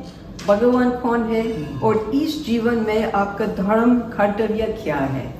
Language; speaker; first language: Hindi; non-native, fluent; English